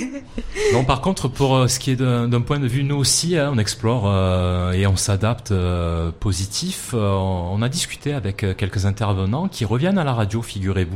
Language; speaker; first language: French; native; French